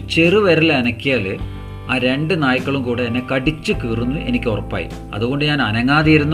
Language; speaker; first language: Malayalam; native; Malayalam